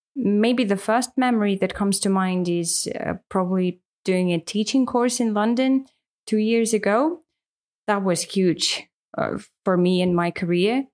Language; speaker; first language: English; non-native, fluent; Russian